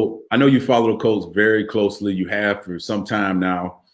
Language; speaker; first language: English; native; English